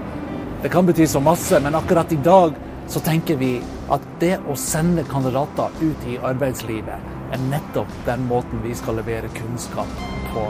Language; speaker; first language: Norwegian; non-native, fluent; English